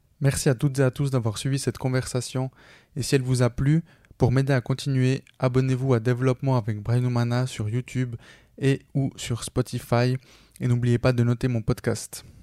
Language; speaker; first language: French; non-native, fluent; Spanish